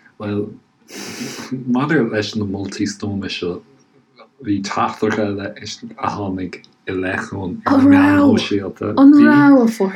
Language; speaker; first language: Irish; native; Irish